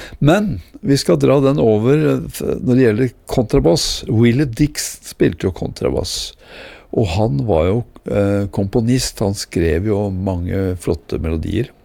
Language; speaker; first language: Norwegian; native; Norwegian